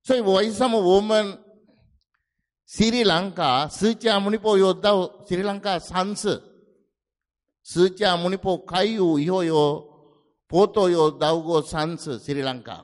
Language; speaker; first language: Chinese; non-native, fluent; Sinhala